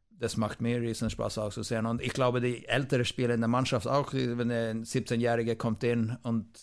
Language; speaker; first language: German; non-native, fluent; Swedish